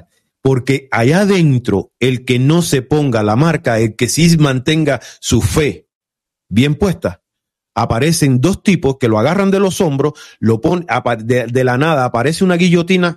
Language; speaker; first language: Spanish; native; Spanish